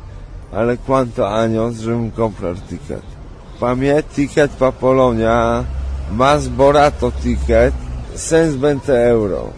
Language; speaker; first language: Spanish; non-native, learner; Polish